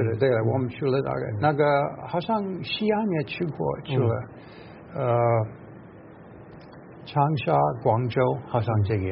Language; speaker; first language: Chinese; non-native, fluent; English